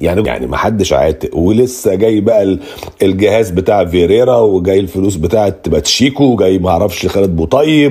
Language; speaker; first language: Arabic; native; Arabic